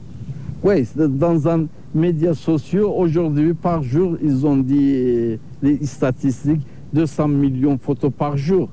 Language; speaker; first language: French; non-native, learner; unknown